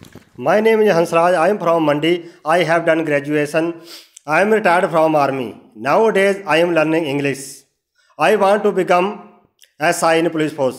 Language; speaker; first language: English; non-native, learner; Hindi